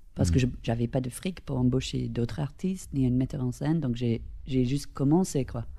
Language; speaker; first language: French; non-native, fluent; English